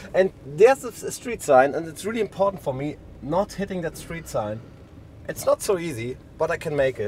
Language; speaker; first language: English; non-native, fluent; German